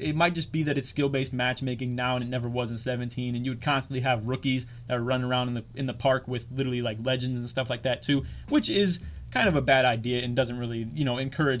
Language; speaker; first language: English; native; English